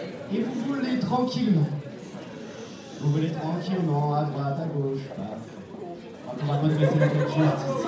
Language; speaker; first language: French; native; French